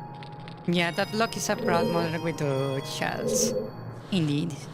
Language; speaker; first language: English; non-native, fluent; Spanish